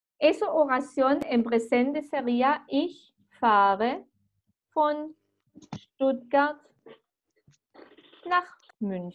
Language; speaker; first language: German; non-native, fluent; Spanish